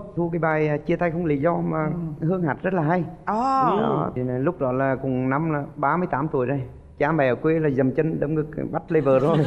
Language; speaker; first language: Vietnamese; native; Vietnamese